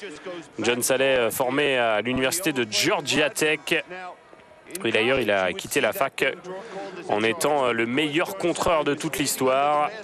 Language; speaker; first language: French; native; French